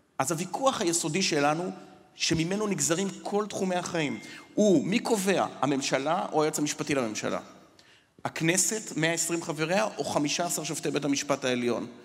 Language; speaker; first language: Hebrew; native; Hebrew